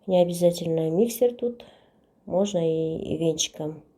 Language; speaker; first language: Russian; non-native, local second language; Kazakh